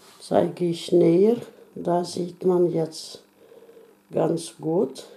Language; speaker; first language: German; non-native, fluent; Russian